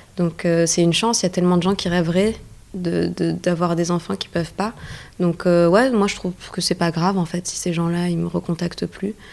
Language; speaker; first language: French; early bilingual, other home language; Arabic